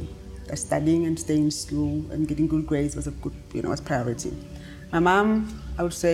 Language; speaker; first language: English; non-native, local second language; Tswana